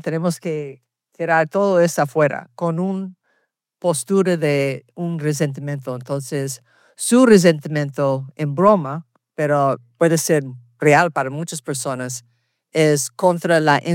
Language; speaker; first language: Spanish; early bilingual, heritage; Spanish